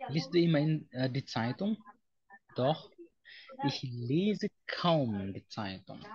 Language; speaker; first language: German; non-native, fluent; Indonesian